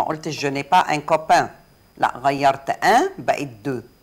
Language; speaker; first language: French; non-native, fluent; Arabic